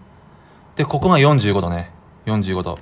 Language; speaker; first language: Japanese; native; Japanese